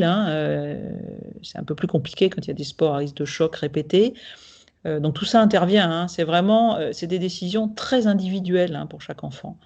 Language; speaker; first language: French; native; French